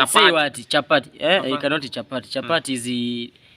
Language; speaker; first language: English; non-native, learner; Swahili